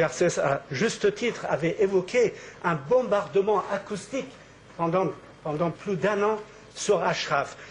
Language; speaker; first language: French; native; French